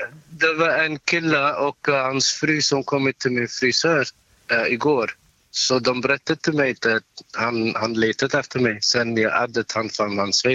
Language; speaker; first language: Swedish; non-native, learner; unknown